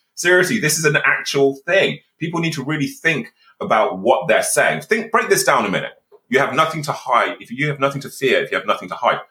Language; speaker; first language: English; native; English